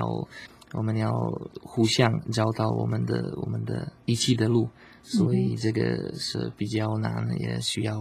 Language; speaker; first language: Chinese; non-native, learner; Slovak